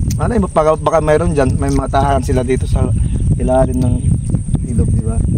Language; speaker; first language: Filipino; non-native, local second language; Pangasinan